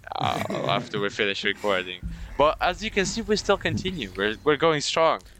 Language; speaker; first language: English; non-native, fluent; Romanian